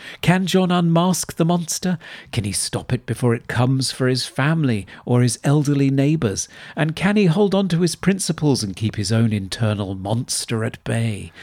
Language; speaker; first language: English; native; English